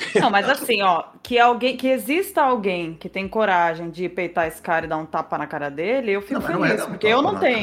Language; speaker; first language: Portuguese; native; Portuguese